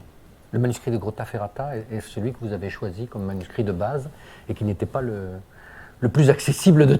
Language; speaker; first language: French; native; French